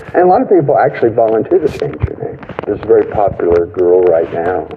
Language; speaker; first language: English; native; English